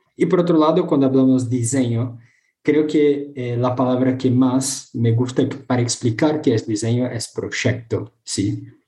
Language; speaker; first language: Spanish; non-native, fluent; Portuguese